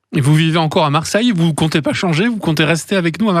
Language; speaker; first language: French; native; French